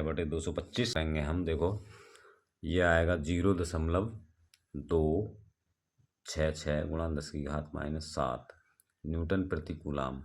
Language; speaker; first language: Hindi; native; Hindi